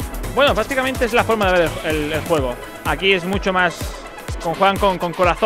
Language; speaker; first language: Spanish; native; Spanish